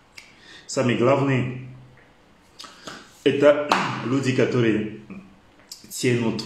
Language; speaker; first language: Russian; non-native, learner; French